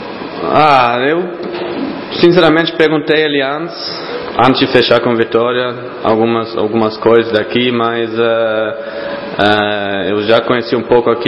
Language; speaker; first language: Portuguese; non-native, fluent; German